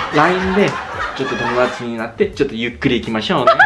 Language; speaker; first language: Japanese; non-native, fluent; Korean